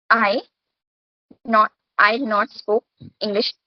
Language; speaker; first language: English; non-native, learner; Hindi